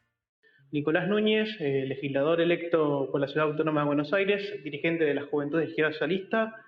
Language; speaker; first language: Spanish; native; Spanish